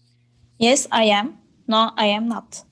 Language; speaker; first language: English; non-native, learner; Turkish